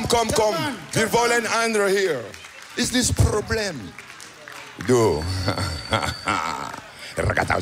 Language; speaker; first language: German; non-native, learner; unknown